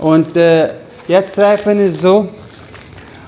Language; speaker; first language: German; non-native, learner; Pashto